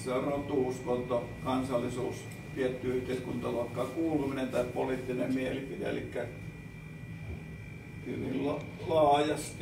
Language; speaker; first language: Finnish; native; Finnish